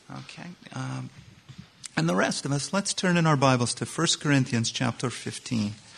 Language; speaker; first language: English; native; English